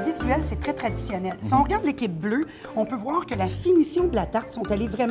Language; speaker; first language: French; native; French